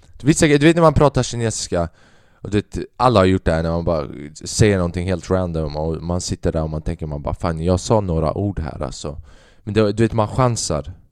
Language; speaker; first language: Swedish; native; Swedish